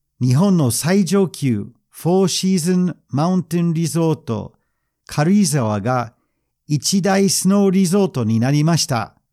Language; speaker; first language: Japanese; non-native, fluent; English